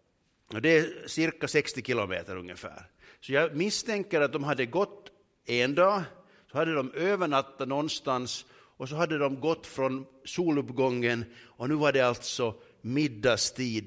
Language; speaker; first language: Swedish; native; Swedish